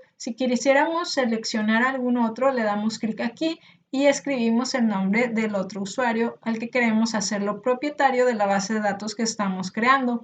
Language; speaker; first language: Spanish; native; Spanish